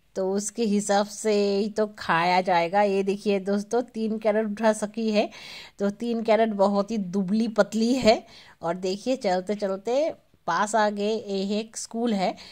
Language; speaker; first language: Hindi; non-native, local second language; Bangla